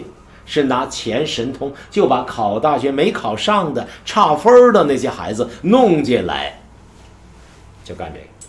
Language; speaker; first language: Chinese; native; Chinese